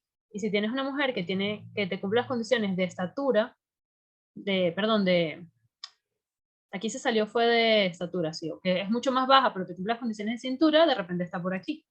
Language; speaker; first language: Spanish; native; Spanish